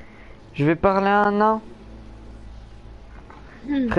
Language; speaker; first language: French; native; French